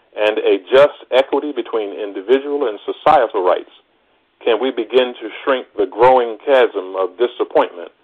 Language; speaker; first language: English; native; English